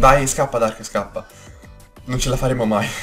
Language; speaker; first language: Italian; native; Italian